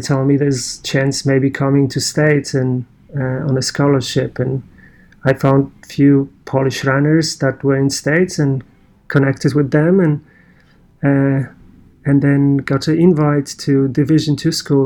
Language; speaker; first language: English; non-native, fluent; Polish